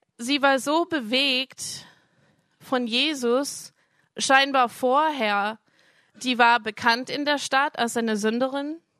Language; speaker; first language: German; non-native, fluent; English